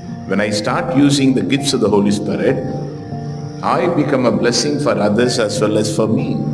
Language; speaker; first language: English; non-native, local second language; Tamil